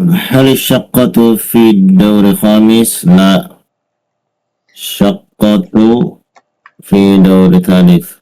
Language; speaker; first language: Arabic; non-native, learner; Indonesian